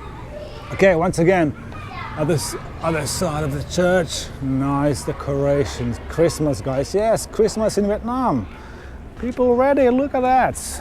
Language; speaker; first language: English; non-native, fluent; Lithuanian